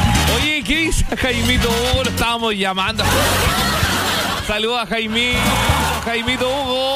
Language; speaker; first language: Spanish; native; Spanish